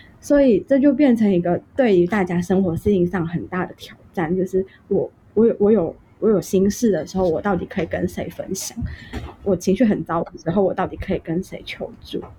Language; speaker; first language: Chinese; non-native, local second language; Cantonese